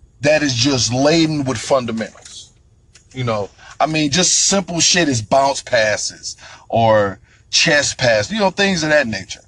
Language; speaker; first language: English; native; English